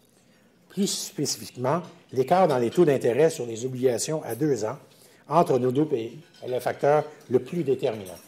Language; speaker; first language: French; native; French